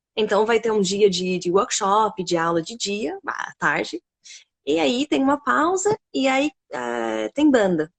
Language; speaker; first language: Portuguese; non-native, fluent; English